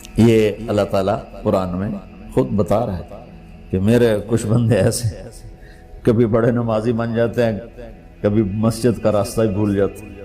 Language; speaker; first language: Urdu; non-native, local second language; Punjabi